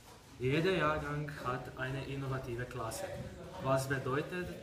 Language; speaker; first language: German; non-native, learner; Slovenian